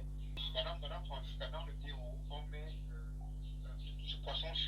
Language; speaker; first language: French; non-native, learner; English